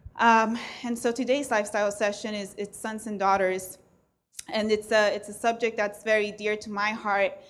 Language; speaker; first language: English; early bilingual, other home language; Spanish